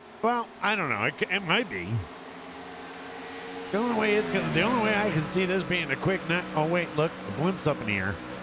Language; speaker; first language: English; native; English